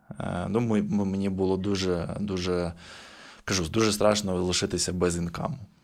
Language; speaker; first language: Ukrainian; native; Ukrainian